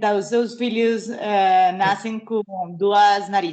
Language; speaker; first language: Portuguese; non-native, learner; Spanish